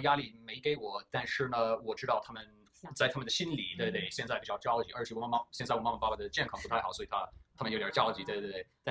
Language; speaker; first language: Chinese; early bilingual, heritage; English